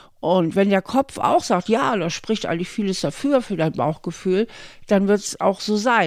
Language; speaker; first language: German; native; German